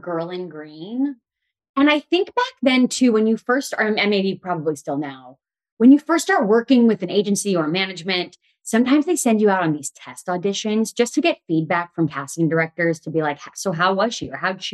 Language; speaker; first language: English; native; English